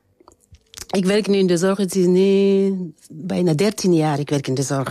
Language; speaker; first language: Dutch; non-native, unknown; French